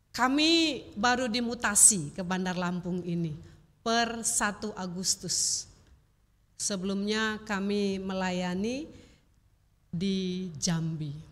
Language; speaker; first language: Indonesian; native; Indonesian